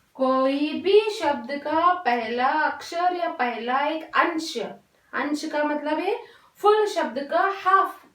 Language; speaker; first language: Hindi; non-native, local second language; Kannada